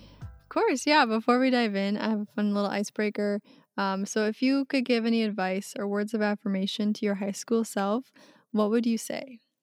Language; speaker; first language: English; native; English